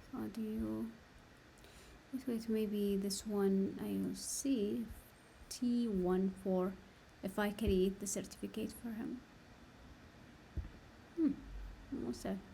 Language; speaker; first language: English; non-native, learner; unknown